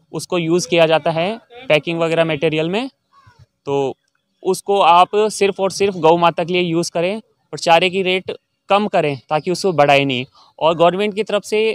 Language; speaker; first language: Hindi; native; Hindi